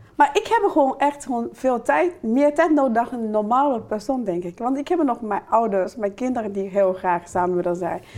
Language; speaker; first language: Dutch; non-native, fluent; Chinese